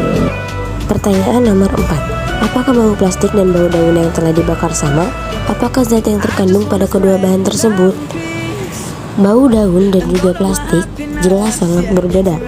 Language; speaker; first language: Indonesian; native; Indonesian